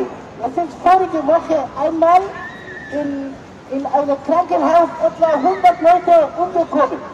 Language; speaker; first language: German; non-native, learner; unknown